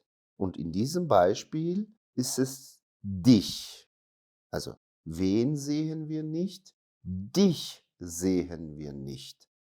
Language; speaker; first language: German; non-native, fluent; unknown